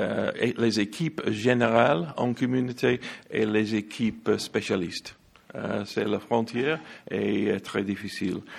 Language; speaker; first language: French; non-native, learner; English